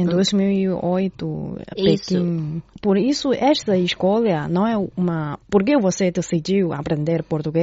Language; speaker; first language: Portuguese; non-native, fluent; Chinese